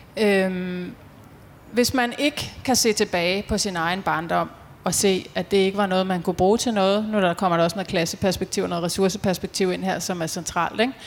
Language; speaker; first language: Danish; native; Danish